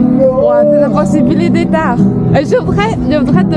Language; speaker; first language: French; non-native, learner; Chinese